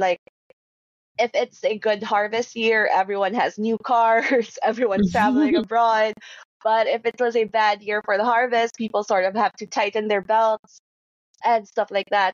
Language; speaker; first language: English; non-native, local second language; Hiligaynon